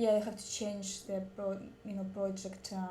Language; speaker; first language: English; non-native, learner; Russian